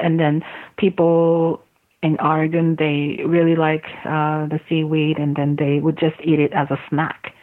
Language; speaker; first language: English; non-native, fluent; Japanese